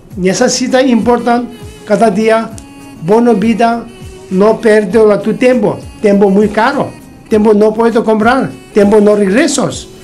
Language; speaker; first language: Spanish; non-native, learner; Tibetan